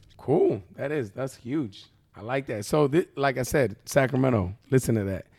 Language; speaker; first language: English; native; English